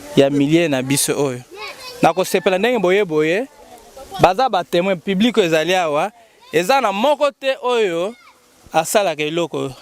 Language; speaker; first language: Lingala; native; Lingala